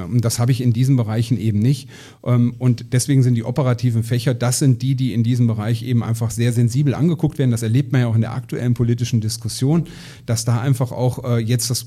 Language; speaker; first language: German; native; German